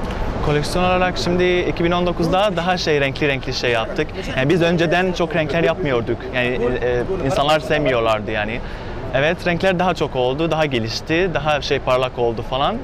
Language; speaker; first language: Turkish; non-native, learner; Arabic